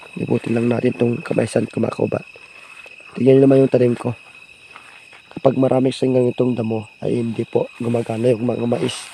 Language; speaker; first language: Filipino; non-native, local second language; Iloko